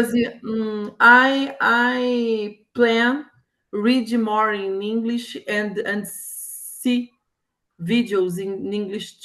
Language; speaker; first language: English; non-native, learner; Portuguese